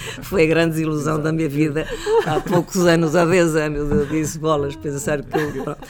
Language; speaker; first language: Portuguese; non-native, fluent; Spanish